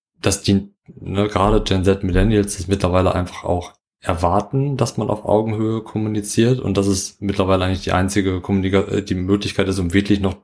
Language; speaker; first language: German; native; German